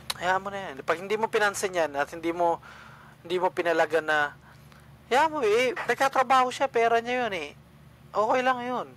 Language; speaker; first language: Filipino; non-native, local second language; Cebuano